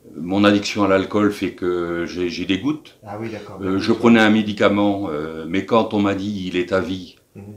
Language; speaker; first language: French; native; French